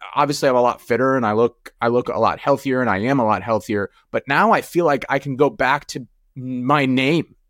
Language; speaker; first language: English; native; English